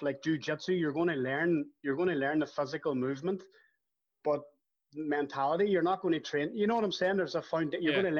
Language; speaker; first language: English; native; English